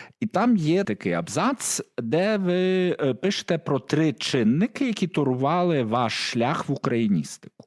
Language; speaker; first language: Ukrainian; native; Ukrainian